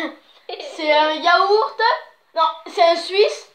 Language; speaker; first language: French; native; French